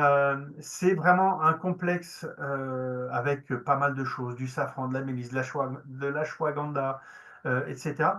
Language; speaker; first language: French; native; French